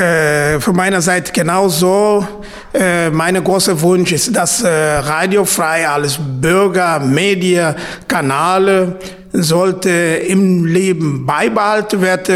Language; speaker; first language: German; non-native, fluent; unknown